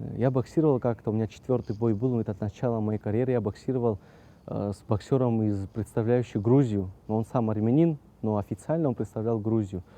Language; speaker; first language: Russian; non-native, local second language; Abkhazian